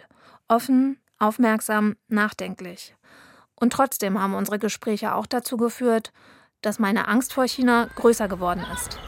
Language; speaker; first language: German; native; German